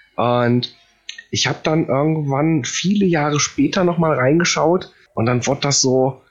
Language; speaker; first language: German; early bilingual, other home language; Polish